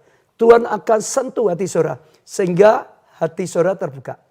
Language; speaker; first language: Indonesian; native; Indonesian